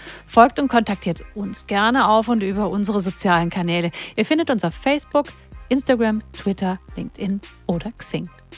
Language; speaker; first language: German; native; German